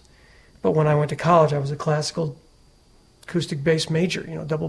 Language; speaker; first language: English; native; English